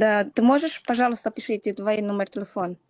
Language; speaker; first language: Russian; non-native, learner; Portuguese